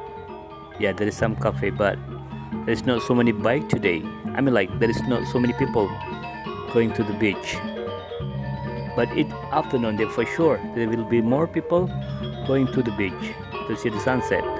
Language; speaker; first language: English; non-native, local second language; Indonesian